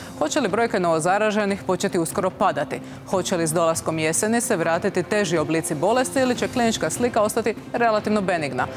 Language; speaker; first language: Croatian; native; Croatian